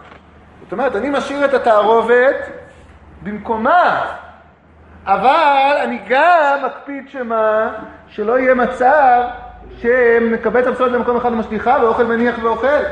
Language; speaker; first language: Hebrew; native; Hebrew